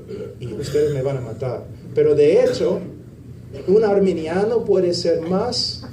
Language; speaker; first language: Spanish; non-native, fluent; English